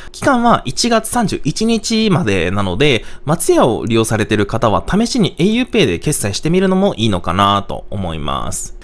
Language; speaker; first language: Japanese; native; Japanese